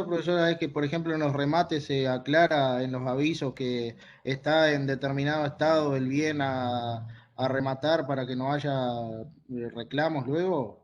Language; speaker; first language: Spanish; native; Spanish